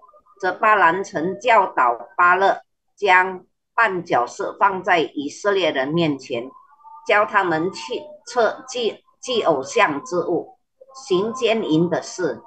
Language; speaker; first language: Chinese; early bilingual, heritage; Chinese